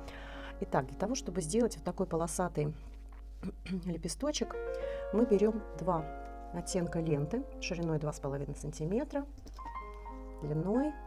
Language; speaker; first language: Russian; native; Russian